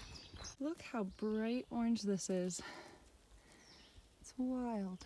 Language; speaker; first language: English; native; English